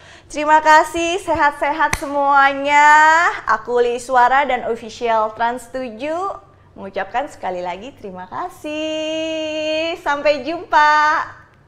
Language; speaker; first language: Indonesian; native; Indonesian